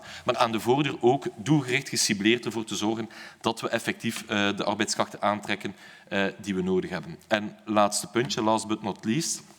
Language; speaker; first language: Dutch; native; Dutch